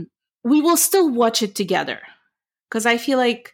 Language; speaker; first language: English; non-native, fluent; Ukrainian